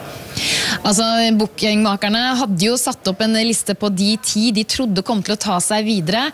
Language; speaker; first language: Norwegian; native; Norwegian